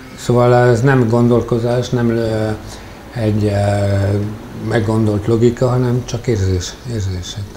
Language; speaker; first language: Hungarian; early bilingual, heritage; Hungarian